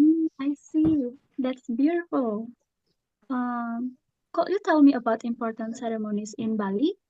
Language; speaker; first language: English; non-native, learner; Indonesian